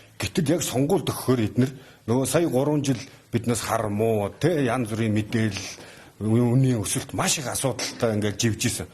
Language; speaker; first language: Mongolian; native; Mongolian